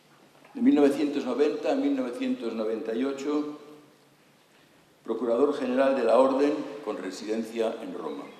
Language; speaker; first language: Spanish; native; Spanish